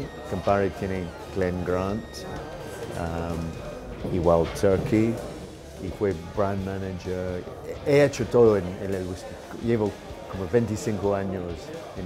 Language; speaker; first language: Spanish; non-native, learner; English